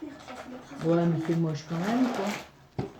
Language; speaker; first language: French; native; French